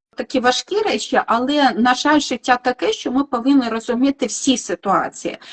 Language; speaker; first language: Ukrainian; non-native, local second language; Russian